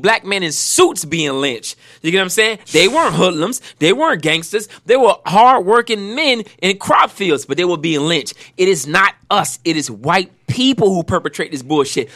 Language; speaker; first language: English; native; English